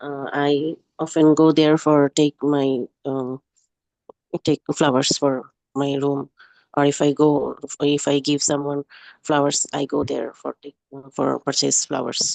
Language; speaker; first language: English; non-native, learner; Bangla